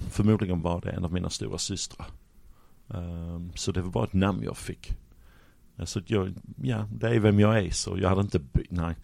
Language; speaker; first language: Swedish; non-native, fluent; English